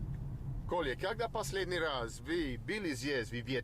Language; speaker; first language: Russian; non-native, learner; English